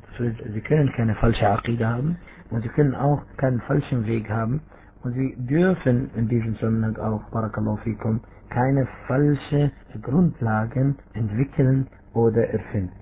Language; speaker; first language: German; non-native, fluent; Arabic